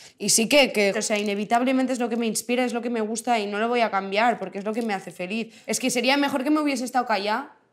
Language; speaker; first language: Spanish; non-native, local second language; Catalan